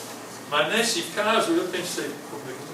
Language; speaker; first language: Portuguese; non-native, fluent; English